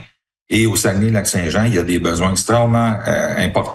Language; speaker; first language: French; native; French